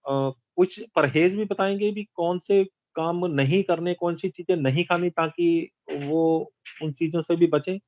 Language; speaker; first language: Hindi; non-native, local second language; Punjabi